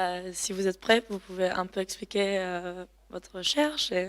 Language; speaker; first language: French; non-native, learner; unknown